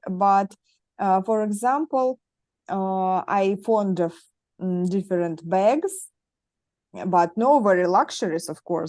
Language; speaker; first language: English; non-native, learner; Russian